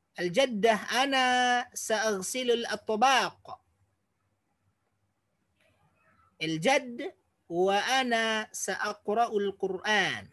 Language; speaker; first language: Arabic; non-native, fluent; Indonesian